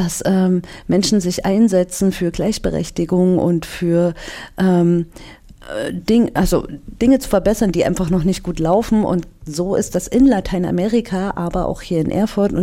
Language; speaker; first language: German; native; German